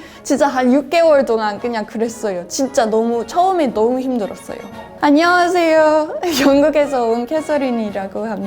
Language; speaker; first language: Korean; non-native, fluent; English